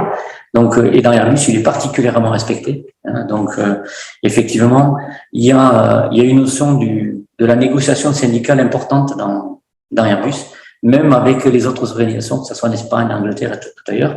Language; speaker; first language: French; native; French